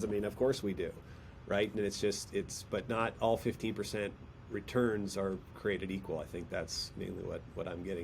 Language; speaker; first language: English; native; English